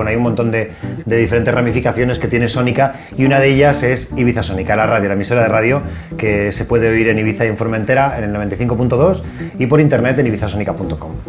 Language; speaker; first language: Spanish; native; Spanish